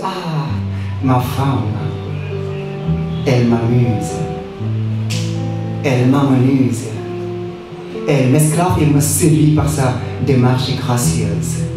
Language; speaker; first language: French; non-native, local second language; Wolof